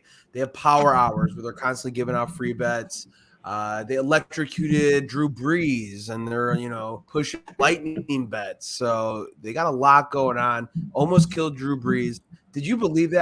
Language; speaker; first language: English; native; English